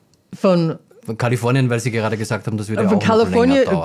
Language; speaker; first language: German; native; German